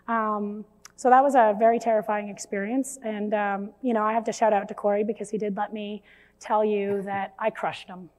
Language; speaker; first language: English; native; English